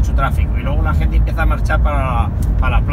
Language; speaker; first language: Spanish; native; Spanish